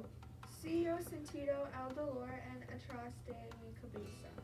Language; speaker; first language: Spanish; non-native, learner; English